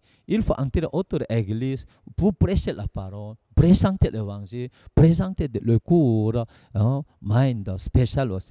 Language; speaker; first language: French; non-native, learner; Korean